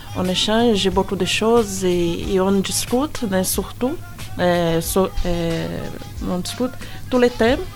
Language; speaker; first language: French; non-native, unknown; Portuguese